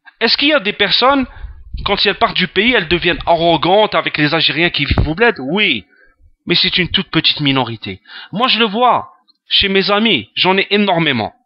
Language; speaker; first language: French; non-native, local second language; Arabic